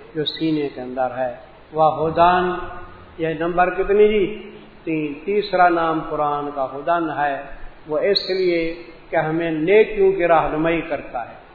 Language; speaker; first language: Urdu; non-native, local second language; Punjabi